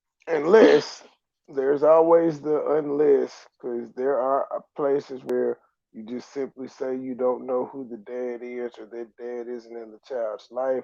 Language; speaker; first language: English; native; English